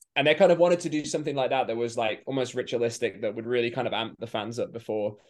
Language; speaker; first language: English; native; English